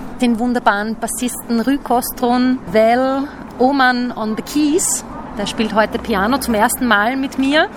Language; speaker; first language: German; native; German